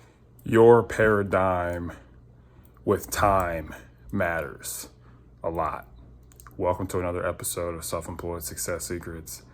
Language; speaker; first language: English; native; English